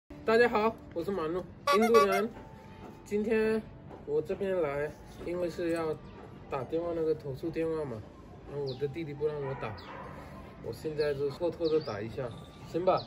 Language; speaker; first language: Chinese; non-native, fluent; Hindi